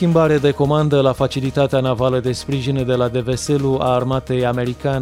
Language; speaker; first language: Romanian; native; Romanian